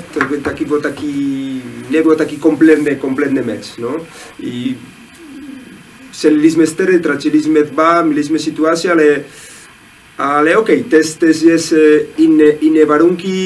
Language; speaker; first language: Polish; non-native, learner; Spanish